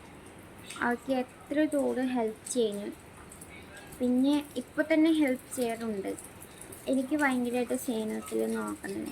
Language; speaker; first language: Malayalam; non-native, local second language; Bangla